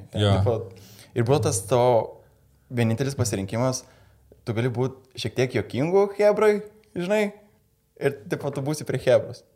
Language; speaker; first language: Lithuanian; native; Lithuanian